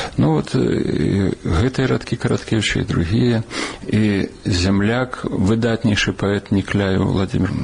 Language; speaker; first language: Belarusian; native; Belarusian